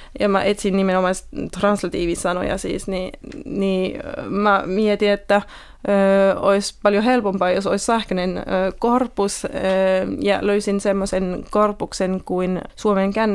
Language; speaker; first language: Finnish; non-native, fluent; French